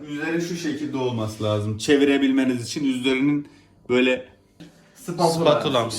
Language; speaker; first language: Turkish; native; Turkish